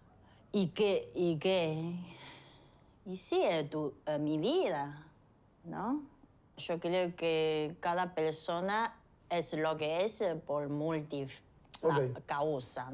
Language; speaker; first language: Spanish; non-native, fluent; Chinese